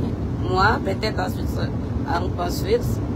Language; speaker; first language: French; non-native, learner; Filipino